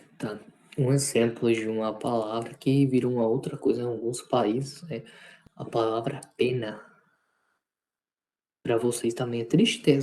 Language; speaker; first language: Portuguese; non-native, fluent; Spanish